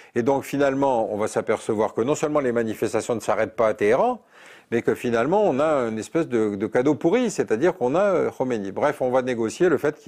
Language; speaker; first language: French; native; French